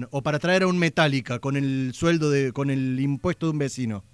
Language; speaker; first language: Spanish; native; Spanish